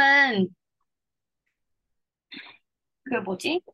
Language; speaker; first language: Korean; non-native, learner; Chinese